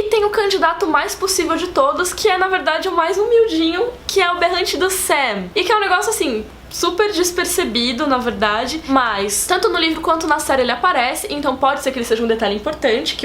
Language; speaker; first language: Portuguese; native; Portuguese